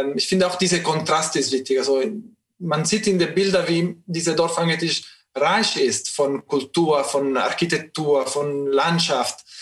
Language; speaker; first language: German; non-native, fluent; Italian